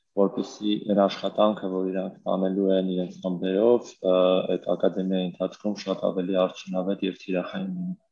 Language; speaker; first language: Armenian; native; Armenian